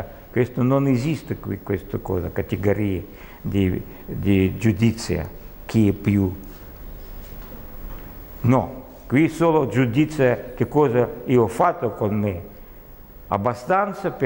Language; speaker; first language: Italian; non-native, learner; Russian